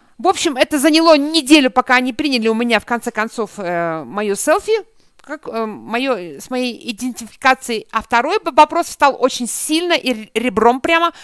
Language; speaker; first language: Russian; native; Russian